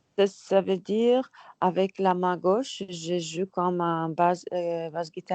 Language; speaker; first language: French; non-native, learner; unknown